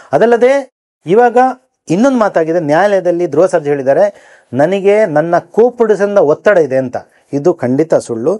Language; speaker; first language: Kannada; native; Kannada